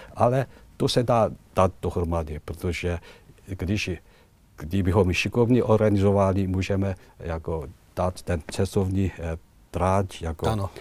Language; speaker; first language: Czech; non-native, fluent; Chinese